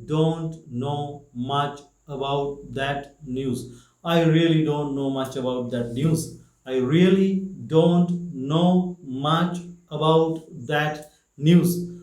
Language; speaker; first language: English; non-native, local second language; Sinhala